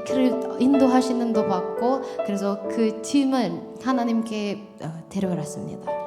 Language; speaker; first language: Korean; non-native, learner; Indonesian